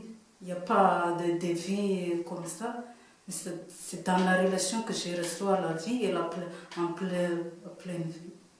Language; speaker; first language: French; non-native, local second language; Malagasy